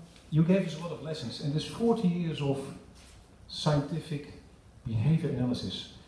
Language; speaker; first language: English; non-native, fluent; Dutch